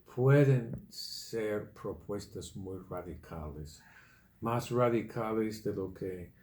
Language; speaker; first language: Spanish; non-native, fluent; English